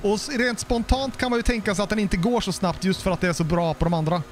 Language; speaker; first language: Swedish; native; Swedish